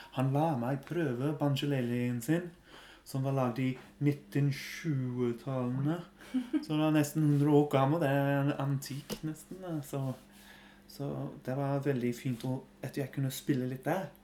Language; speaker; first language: Norwegian; non-native, fluent; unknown